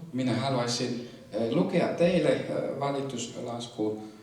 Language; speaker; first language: Finnish; non-native, fluent; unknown